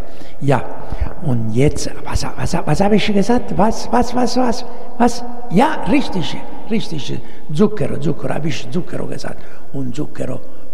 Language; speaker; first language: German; non-native, learner; Italian